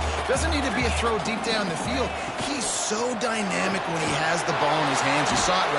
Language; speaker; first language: English; native; English